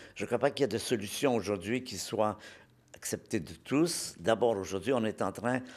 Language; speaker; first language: French; native; French